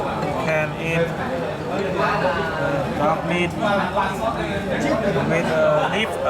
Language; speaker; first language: English; non-native, learner; Vietnamese